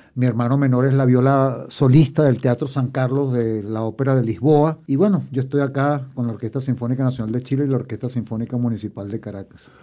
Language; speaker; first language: Spanish; native; Spanish